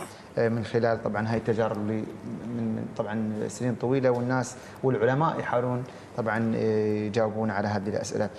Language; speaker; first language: Arabic; native; Arabic